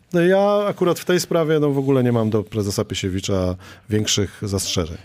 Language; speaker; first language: Polish; native; Polish